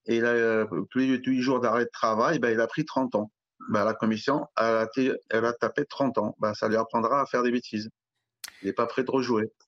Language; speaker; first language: French; native; French